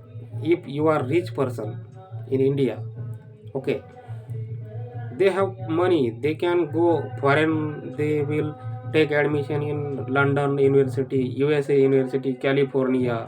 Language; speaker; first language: English; non-native, learner; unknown